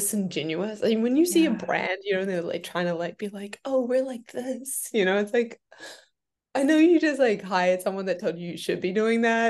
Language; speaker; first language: English; native; English